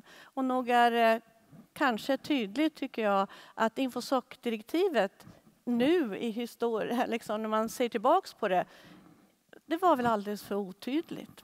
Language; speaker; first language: Swedish; native; Swedish